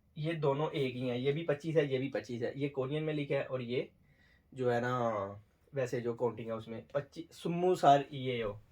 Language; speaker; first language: Urdu; native; Urdu